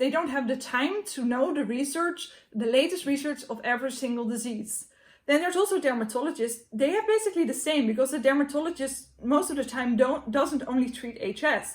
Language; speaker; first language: English; non-native, fluent; Dutch